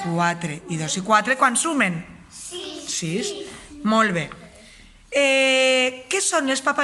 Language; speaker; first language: Catalan; native; Catalan